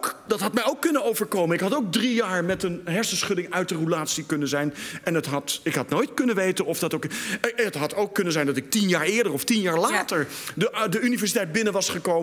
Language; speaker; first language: Dutch; native; Dutch